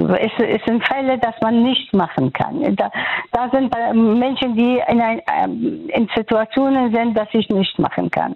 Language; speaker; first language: German; non-native, fluent; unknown